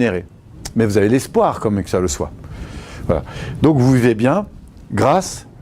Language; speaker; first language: French; native; French